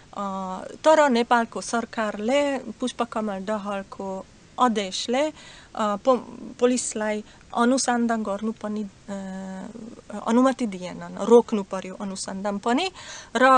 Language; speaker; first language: Nepali; non-native, learner; Slovak